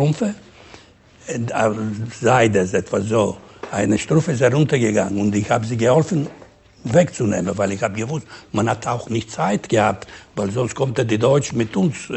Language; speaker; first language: German; non-native, learner; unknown